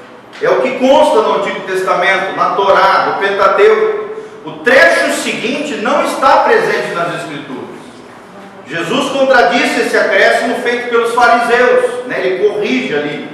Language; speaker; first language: Portuguese; native; Portuguese